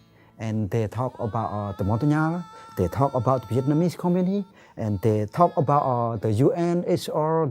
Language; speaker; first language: English; non-native, learner; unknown